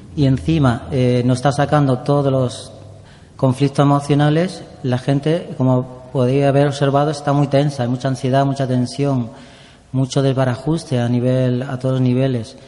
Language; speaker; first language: Spanish; native; Spanish